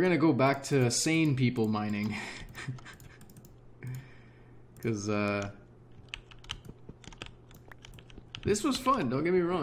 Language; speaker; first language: English; native; English